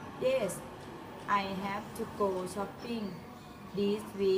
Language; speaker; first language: English; non-native, learner; Thai